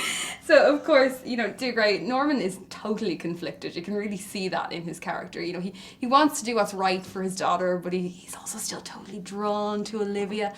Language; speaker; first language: English; native; English